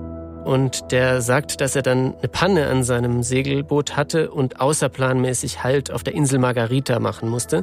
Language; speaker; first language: German; native; German